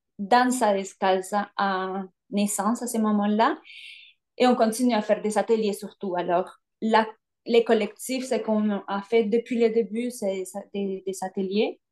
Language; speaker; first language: French; non-native, fluent; Spanish